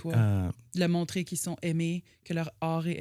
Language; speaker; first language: French; native; French